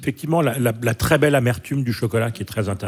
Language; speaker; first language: French; native; French